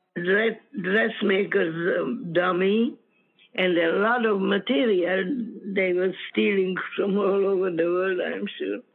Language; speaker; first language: English; non-native, fluent; Ukrainian